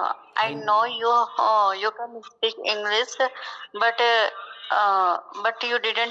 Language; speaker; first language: English; non-native, learner; Punjabi